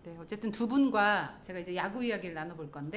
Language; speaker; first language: Korean; native; Korean